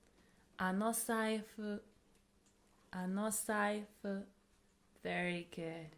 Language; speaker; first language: Japanese; non-native, fluent; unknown